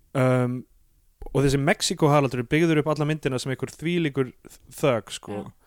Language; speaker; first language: Icelandic; non-native, fluent; English